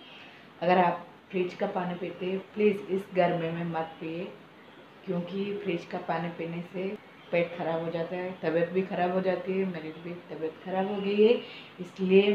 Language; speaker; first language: Hindi; non-native, local second language; Odia